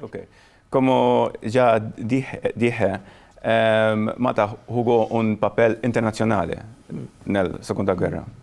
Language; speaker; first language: Spanish; non-native, fluent; Maltese